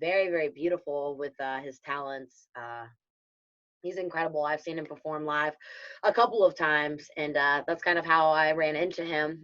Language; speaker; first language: English; native; English